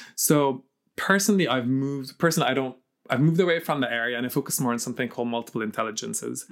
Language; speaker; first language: English; early bilingual, heritage; Arabic